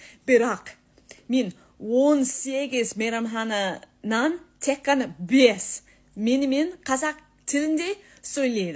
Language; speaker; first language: Kazakh; non-native, learner; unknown